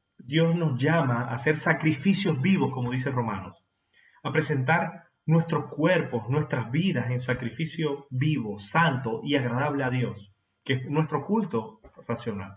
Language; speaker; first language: Spanish; native; Spanish